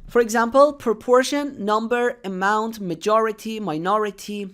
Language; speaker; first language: English; non-native, fluent; Persian